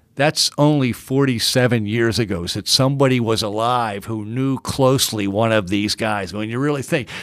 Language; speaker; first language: English; native; English